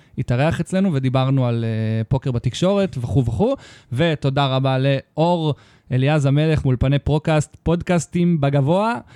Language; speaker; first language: Hebrew; native; Hebrew